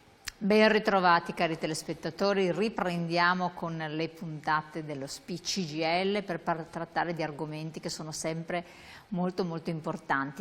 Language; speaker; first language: Italian; native; Italian